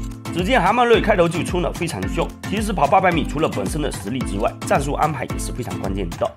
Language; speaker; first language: Chinese; native; Chinese